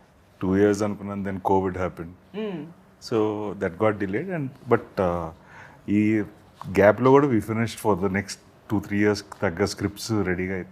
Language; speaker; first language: Telugu; native; Telugu